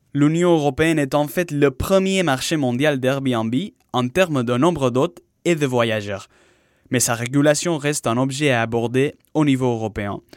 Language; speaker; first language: French; non-native, fluent; Spanish